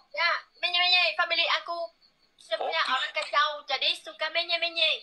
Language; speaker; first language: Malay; non-native, learner; Vietnamese